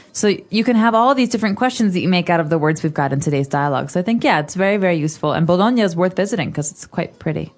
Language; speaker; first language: English; native; English